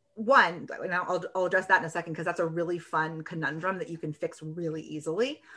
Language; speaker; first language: English; native; English